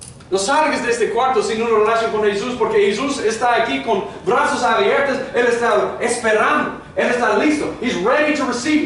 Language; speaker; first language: Spanish; non-native, fluent; English